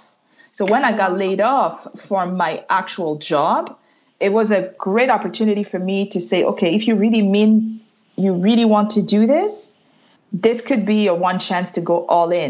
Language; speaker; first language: English; non-native, fluent; French